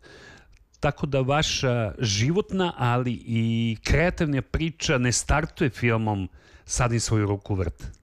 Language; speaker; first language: Serbian; native; Serbian